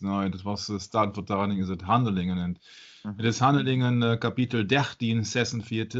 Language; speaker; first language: Dutch; non-native, learner; German